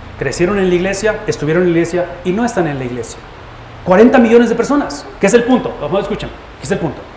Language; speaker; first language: Spanish; native; Spanish